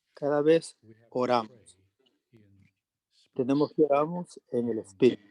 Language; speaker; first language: Spanish; non-native, learner; English